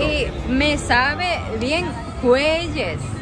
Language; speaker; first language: Spanish; non-native, learner; Japanese